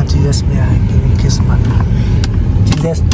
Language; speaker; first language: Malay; non-native, learner; Tedim Chin